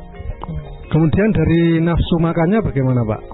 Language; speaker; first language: Indonesian; native; Indonesian